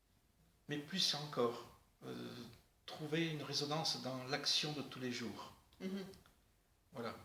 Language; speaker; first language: French; native; French